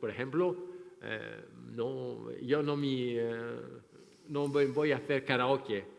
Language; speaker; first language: Spanish; non-native, fluent; French